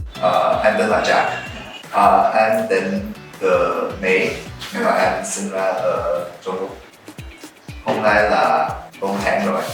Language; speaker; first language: Vietnamese; non-native, learner; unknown